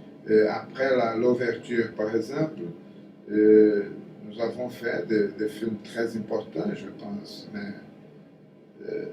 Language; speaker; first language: French; non-native, fluent; Portuguese